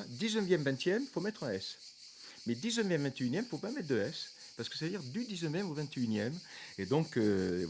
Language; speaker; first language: French; native; French